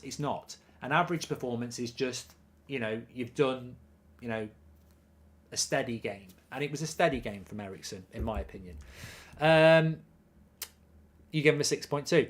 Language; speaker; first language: English; native; English